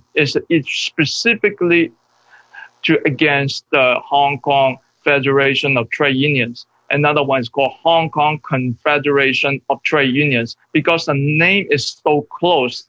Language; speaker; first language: English; non-native, local second language; Cantonese